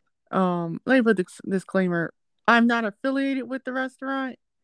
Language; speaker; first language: English; native; English